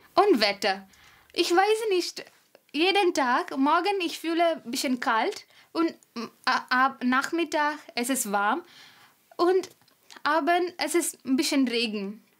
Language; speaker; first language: German; non-native, learner; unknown